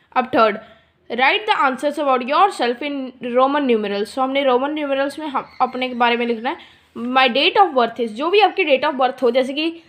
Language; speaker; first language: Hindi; non-native, local second language; Punjabi